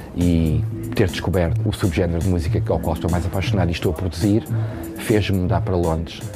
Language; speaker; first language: Portuguese; native; Portuguese